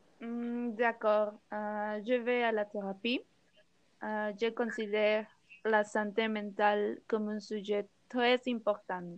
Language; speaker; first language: French; non-native, learner; Spanish